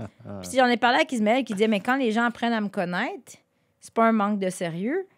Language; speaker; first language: French; native; French